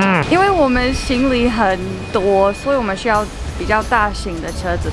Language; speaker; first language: Chinese; non-native, fluent; English